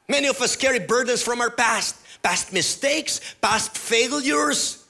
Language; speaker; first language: English; non-native, local second language; Filipino